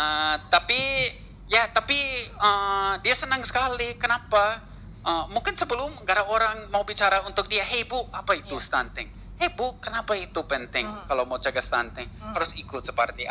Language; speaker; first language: Indonesian; non-native, learner; English